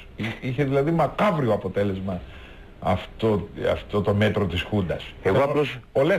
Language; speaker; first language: Greek; native; Greek